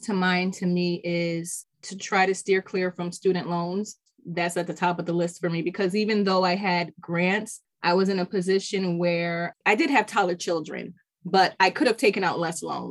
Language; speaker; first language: English; native; English